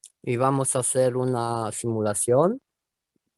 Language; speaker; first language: Spanish; non-native, learner; Romanian